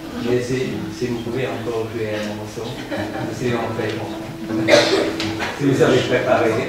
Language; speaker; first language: French; non-native, learner; Hungarian